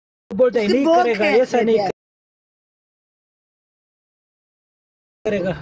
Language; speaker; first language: Hindi; non-native, learner; Pashto